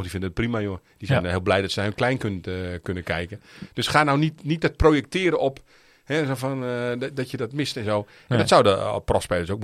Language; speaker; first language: Dutch; native; Dutch